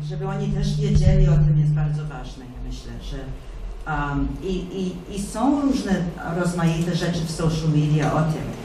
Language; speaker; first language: Polish; early bilingual, heritage; English